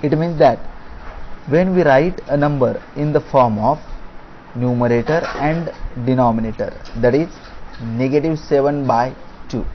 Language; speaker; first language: English; non-native, local second language; Marathi